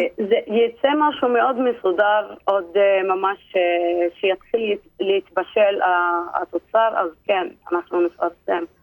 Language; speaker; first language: Hebrew; non-native, local second language; Arabic